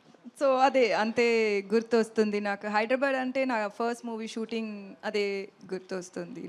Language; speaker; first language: Telugu; non-native, learner; Tamil